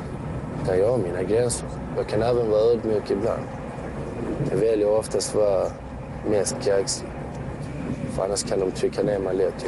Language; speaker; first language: Swedish; early bilingual, other home language; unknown